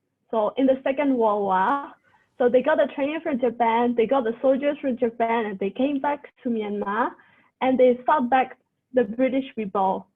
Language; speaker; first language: English; non-native, fluent; Burmese